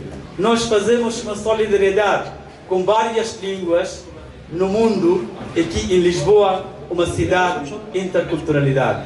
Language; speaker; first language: Portuguese; non-native, learner; Bangla